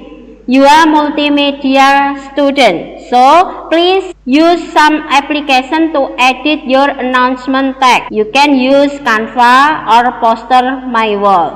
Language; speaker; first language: English; non-native, learner; Indonesian